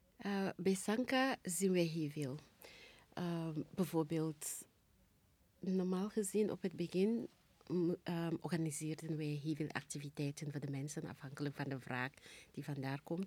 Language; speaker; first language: Dutch; non-native, fluent; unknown